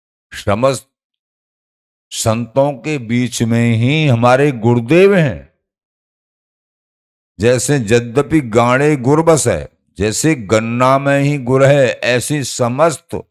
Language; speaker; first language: Hindi; native; Hindi